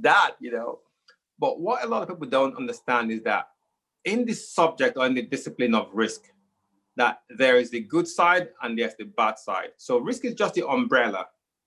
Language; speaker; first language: English; non-native, local second language; Igbo